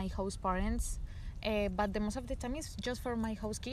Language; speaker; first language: English; non-native, learner; Spanish